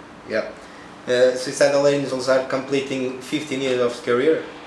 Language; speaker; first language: English; non-native, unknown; Portuguese